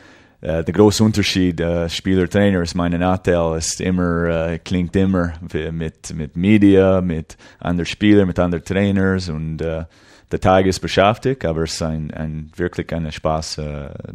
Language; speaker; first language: German; early bilingual, heritage; English